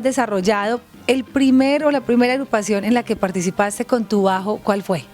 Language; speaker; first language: Spanish; native; Spanish